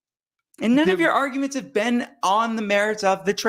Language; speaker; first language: English; native; English